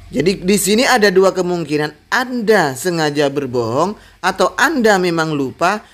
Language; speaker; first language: Indonesian; non-native, local second language; Madurese